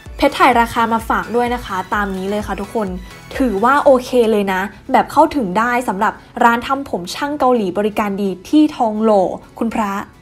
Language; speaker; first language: Thai; native; Thai